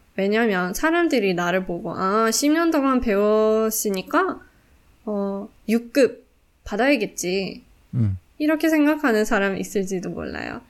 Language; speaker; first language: Korean; non-native, fluent; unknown